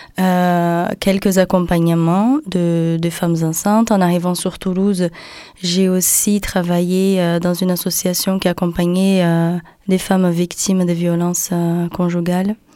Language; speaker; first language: French; non-native, fluent; Portuguese